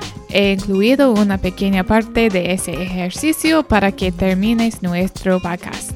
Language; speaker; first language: Spanish; non-native, learner; English